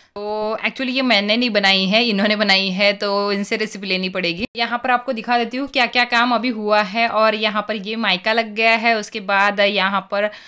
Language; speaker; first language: Hindi; native; Hindi